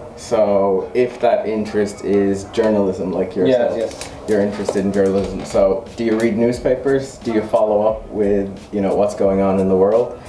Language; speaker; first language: English; native; English